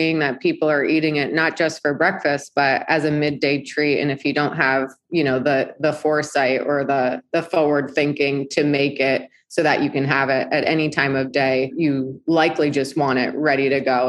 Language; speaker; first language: English; native; English